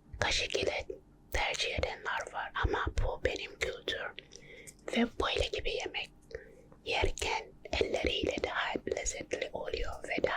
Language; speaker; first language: Turkish; non-native, learner; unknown